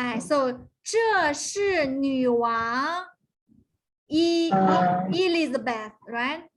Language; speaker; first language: English; non-native, fluent; Chinese